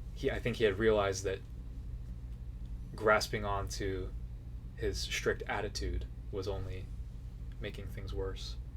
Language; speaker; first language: English; native; English